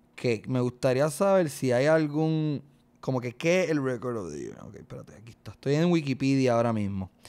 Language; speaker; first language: Spanish; native; Spanish